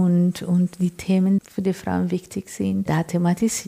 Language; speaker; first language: German; non-native, fluent; Spanish